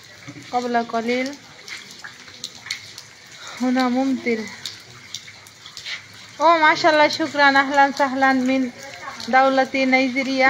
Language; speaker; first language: Arabic; non-native, learner; Bangla